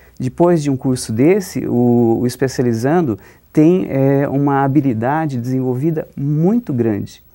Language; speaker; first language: Portuguese; native; Portuguese